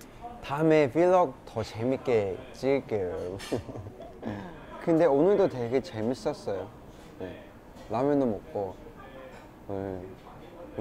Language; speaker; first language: Korean; non-native, fluent; Cantonese